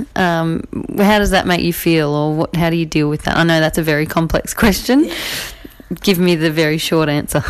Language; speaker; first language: English; native; English